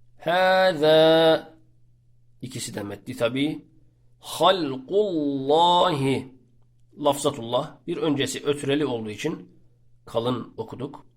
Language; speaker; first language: Turkish; native; Turkish